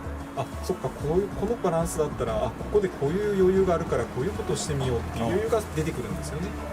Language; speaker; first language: Japanese; native; Japanese